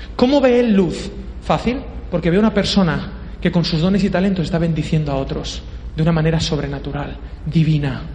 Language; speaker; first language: Spanish; native; Spanish